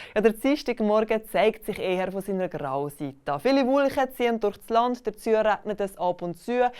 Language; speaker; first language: German; native; German